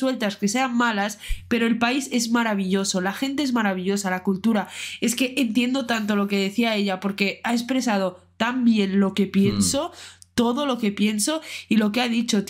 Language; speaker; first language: Spanish; native; Spanish